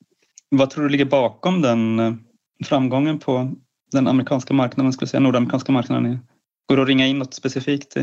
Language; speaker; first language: Swedish; native; Swedish